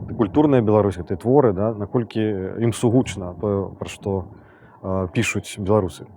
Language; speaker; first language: Belarusian; non-native, local second language; Russian